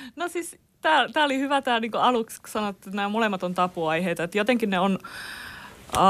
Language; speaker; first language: Finnish; native; Finnish